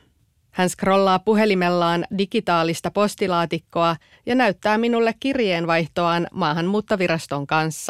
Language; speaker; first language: Finnish; native; Finnish